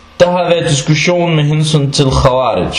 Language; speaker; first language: Danish; non-native, fluent; Arabic